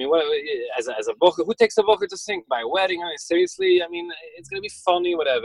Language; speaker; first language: English; early bilingual, other home language; Yiddish